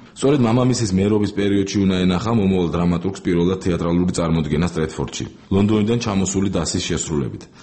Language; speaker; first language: Georgian; native; Georgian